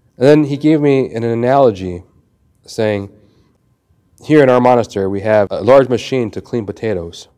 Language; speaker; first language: English; native; English